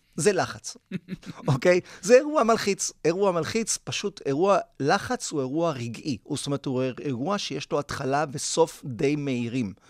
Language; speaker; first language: Hebrew; early bilingual, other home language; Spanish